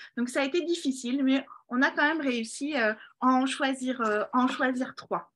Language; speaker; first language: French; native; French